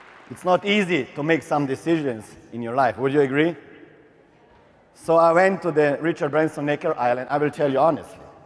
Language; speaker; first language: English; non-native, fluent; Slovenian